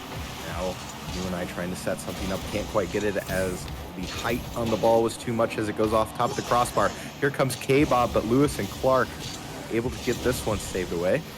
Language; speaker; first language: English; native; English